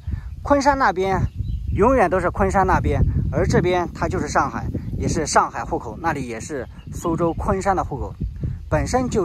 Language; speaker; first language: Chinese; native; Chinese